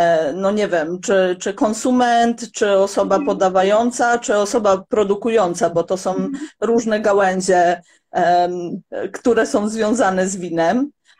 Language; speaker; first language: Polish; non-native, fluent; Croatian